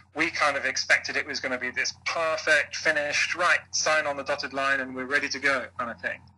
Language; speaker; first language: English; native; English